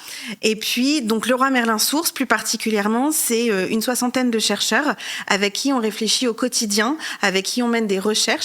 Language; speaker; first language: French; native; French